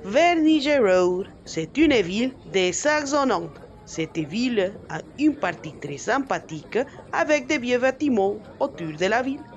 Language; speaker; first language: French; non-native, learner; Spanish